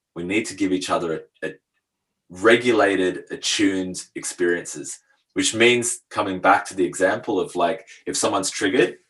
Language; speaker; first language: English; native; English